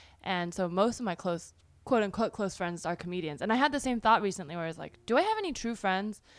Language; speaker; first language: English; early bilingual, other home language; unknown